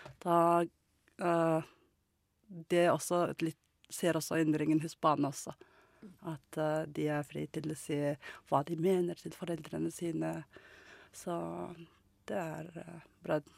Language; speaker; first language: Norwegian; non-native, learner; Mongolian